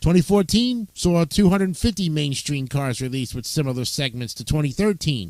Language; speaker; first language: English; native; English